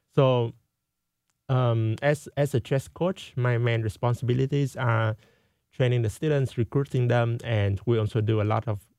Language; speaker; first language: English; non-native, fluent; Vietnamese